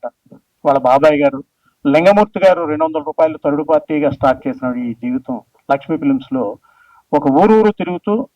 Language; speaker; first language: Telugu; native; Telugu